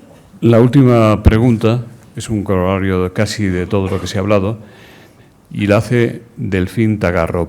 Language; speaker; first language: Spanish; native; Spanish